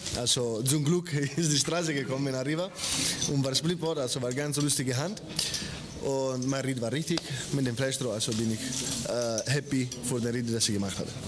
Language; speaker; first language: German; non-native, fluent; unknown